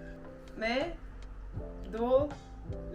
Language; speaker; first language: Hindi; non-native, learner; German